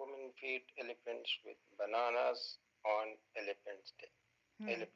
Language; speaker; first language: English; non-native, learner; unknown